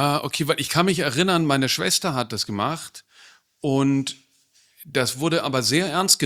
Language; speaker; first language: German; native; German